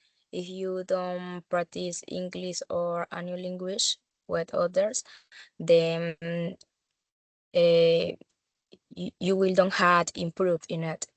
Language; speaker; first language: English; non-native, learner; Spanish